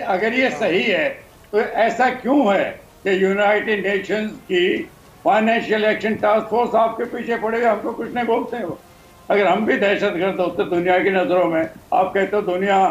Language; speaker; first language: Hindi; native; Hindi